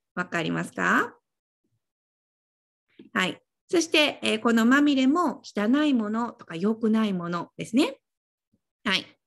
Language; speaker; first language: Japanese; native; Japanese